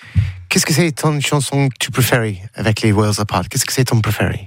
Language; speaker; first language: French; non-native, learner; English